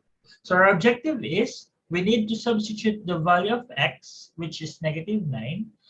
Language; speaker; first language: English; non-native, local second language; Filipino